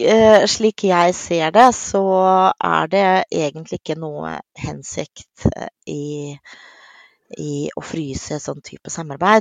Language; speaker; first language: Norwegian; non-native, fluent; Russian